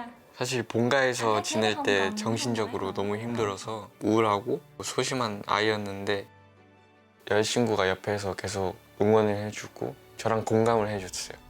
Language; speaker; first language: Korean; early bilingual, other home language; English